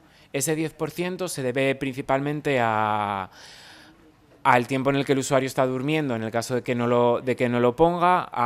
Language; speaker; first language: Spanish; native; Spanish